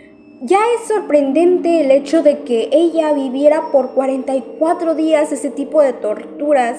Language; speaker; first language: Spanish; native; Spanish